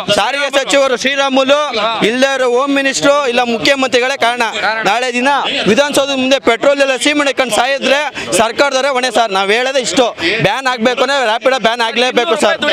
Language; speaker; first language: Kannada; native; Kannada